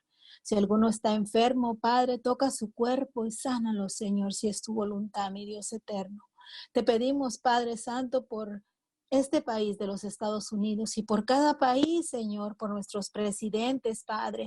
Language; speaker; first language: Spanish; native; Spanish